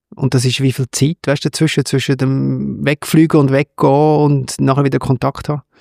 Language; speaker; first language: German; native; German